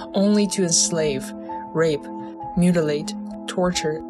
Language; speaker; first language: English; early bilingual, other home language; Chinese